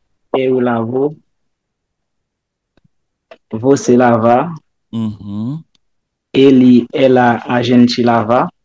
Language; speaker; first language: Portuguese; non-native, learner; Haitian Creole